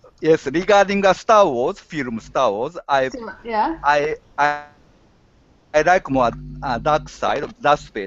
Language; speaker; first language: English; non-native, learner; Japanese